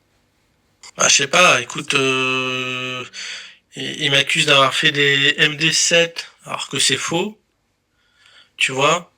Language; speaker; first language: French; native; French